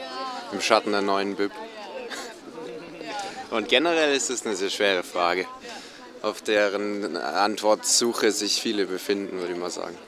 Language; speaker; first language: German; native; German